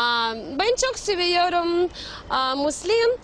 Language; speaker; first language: Turkish; non-native, learner; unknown